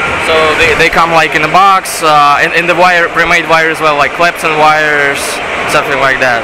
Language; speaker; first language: English; non-native, fluent; Russian